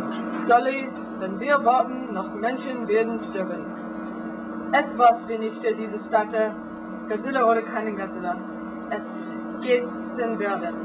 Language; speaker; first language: German; non-native, learner; English